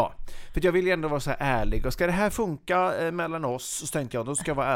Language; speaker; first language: Swedish; native; Swedish